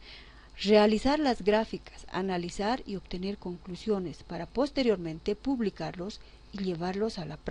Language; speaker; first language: Spanish; native; Spanish